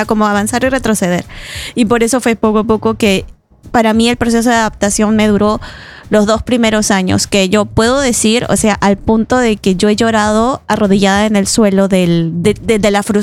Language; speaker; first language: Spanish; native; Spanish